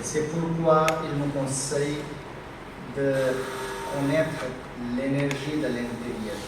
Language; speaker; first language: French; non-native, learner; Hindi